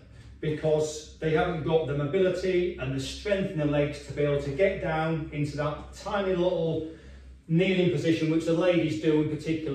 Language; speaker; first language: English; native; English